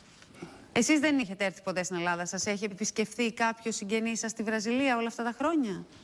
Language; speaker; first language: Greek; native; Greek